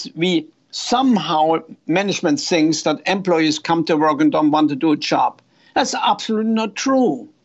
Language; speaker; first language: English; non-native, fluent; German